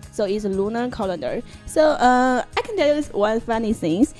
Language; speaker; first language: English; non-native, learner; Chinese